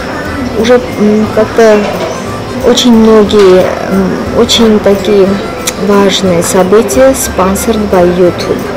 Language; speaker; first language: Russian; non-native, fluent; Armenian